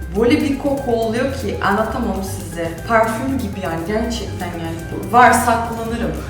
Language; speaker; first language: Turkish; non-native, fluent; Portuguese